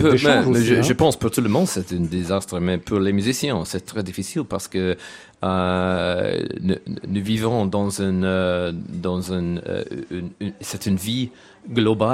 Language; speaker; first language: French; non-native, learner; English